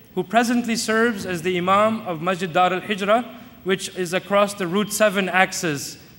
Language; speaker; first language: English; native; English